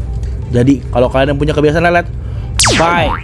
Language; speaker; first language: Indonesian; native; Indonesian